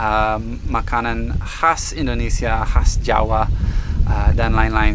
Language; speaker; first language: Indonesian; non-native, fluent; English